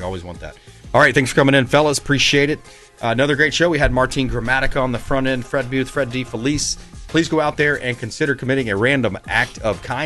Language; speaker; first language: English; native; English